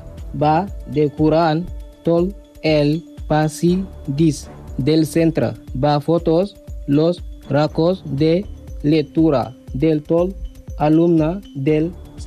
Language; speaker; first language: Catalan; non-native, learner; Spanish